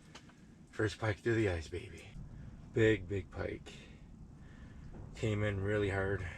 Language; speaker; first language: English; native; English